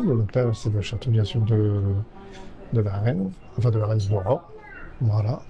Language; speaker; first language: French; native; French